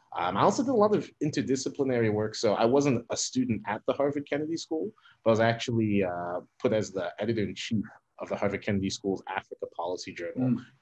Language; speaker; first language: English; native; English